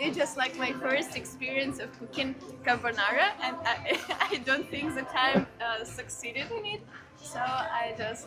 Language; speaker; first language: English; non-native, learner; Ukrainian